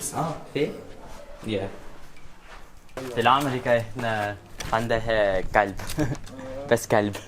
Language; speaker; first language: Arabic; non-native, learner; English